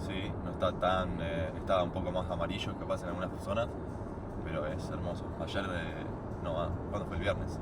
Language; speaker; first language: Spanish; native; Spanish